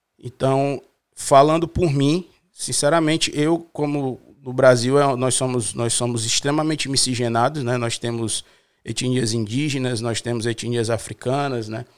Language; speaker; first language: Portuguese; native; Portuguese